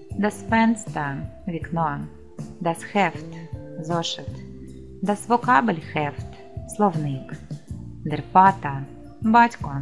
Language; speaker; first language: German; non-native, fluent; Ukrainian